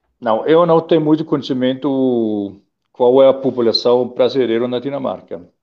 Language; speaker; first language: Portuguese; non-native, fluent; Danish